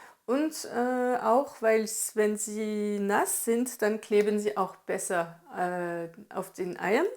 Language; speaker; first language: German; non-native, fluent; French